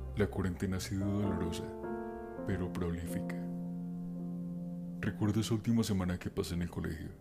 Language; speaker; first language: Spanish; native; Spanish